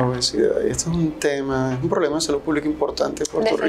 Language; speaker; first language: Spanish; native; Spanish